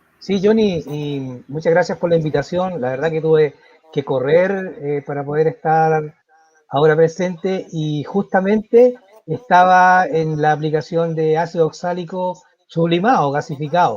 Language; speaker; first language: Spanish; native; Spanish